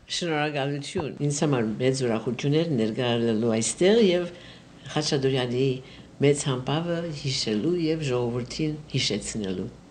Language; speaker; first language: Armenian; early bilingual, heritage; Armenian